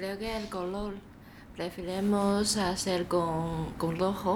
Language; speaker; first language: Spanish; non-native, learner; Chinese